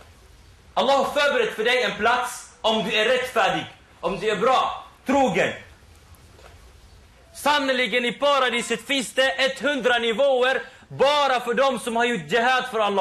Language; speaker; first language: Swedish; non-native, local second language; Arabic